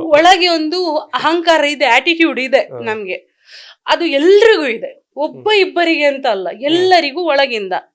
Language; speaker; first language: Kannada; non-native, local second language; Tulu